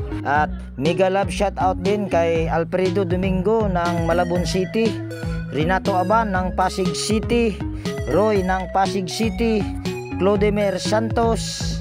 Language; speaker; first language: Filipino; native; Filipino